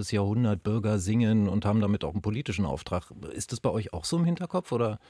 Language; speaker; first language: German; native; German